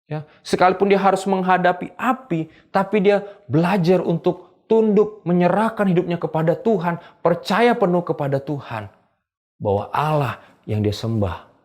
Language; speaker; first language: Indonesian; native; Indonesian